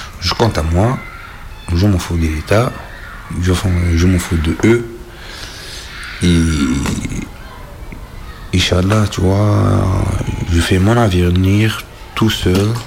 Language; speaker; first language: French; non-native, learner; Arabic